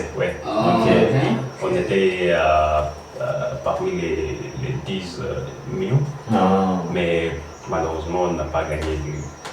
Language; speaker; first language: French; non-native, learner; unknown